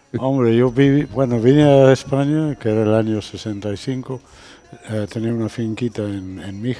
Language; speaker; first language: Spanish; non-native, fluent; English